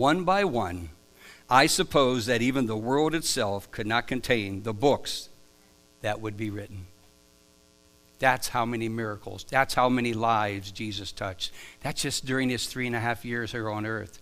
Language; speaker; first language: English; native; English